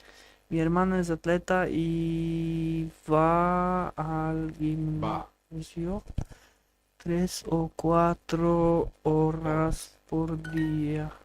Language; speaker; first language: Spanish; non-native, learner; English